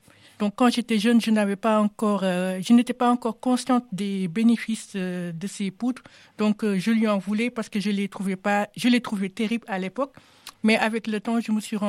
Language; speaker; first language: French; non-native, local second language; Wolof